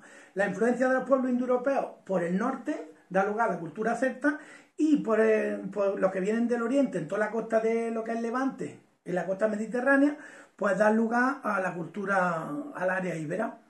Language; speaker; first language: Spanish; native; Spanish